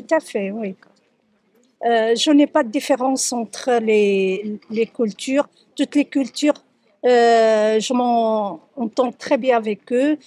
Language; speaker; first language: French; early bilingual, other home language; Arabic